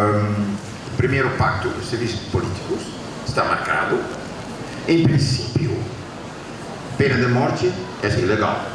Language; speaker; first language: Portuguese; non-native, fluent; Dutch